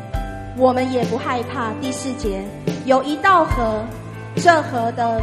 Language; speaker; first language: Chinese; native; Chinese